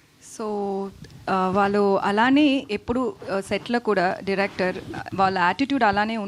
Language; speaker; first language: Telugu; non-native, learner; Tamil